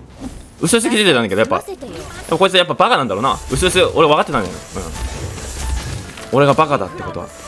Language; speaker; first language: Japanese; native; Japanese